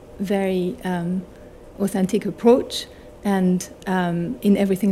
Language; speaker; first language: English; non-native, fluent; French